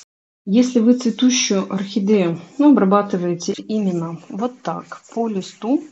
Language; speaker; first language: Russian; native; Russian